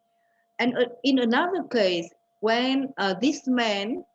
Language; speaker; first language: English; non-native, fluent; Vietnamese